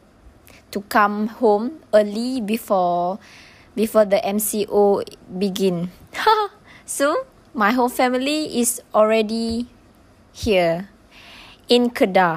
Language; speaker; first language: English; non-native, local second language; Malay